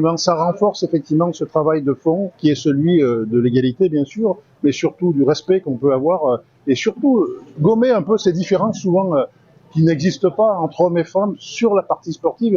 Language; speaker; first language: French; native; French